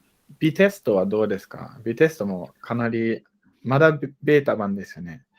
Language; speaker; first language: Japanese; non-native, fluent; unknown